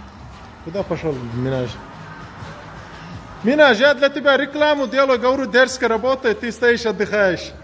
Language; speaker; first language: Russian; non-native, local second language; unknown